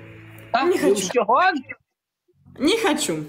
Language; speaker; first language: Russian; native; Russian